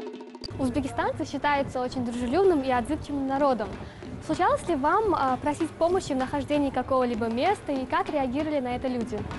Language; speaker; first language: Russian; native; Russian